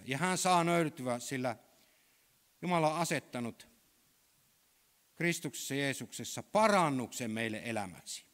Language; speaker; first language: Finnish; native; Finnish